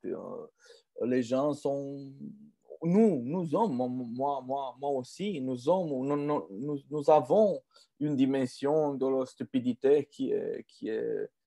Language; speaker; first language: French; non-native, fluent; Romanian